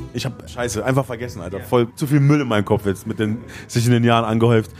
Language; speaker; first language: German; native; German